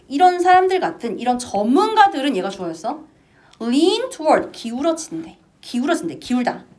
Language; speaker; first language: Korean; native; Korean